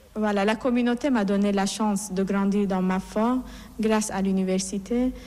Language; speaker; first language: French; non-native, fluent; Persian